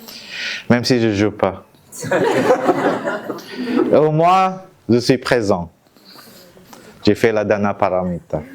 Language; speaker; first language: French; non-native, fluent; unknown